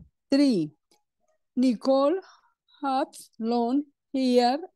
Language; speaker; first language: English; non-native, learner; Spanish